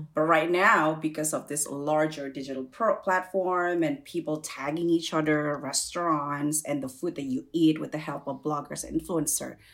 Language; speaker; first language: English; non-native, fluent; Indonesian